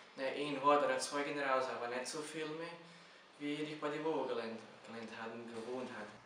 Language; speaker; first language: German; early bilingual, heritage; German